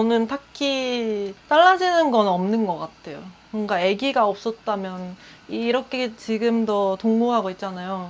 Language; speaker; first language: Korean; non-native, fluent; Japanese